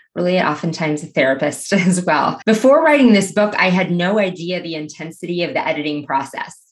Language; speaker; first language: English; native; English